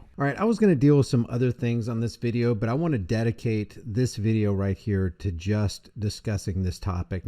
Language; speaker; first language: English; native; English